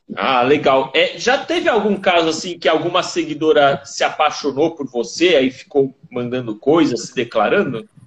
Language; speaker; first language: Portuguese; native; Portuguese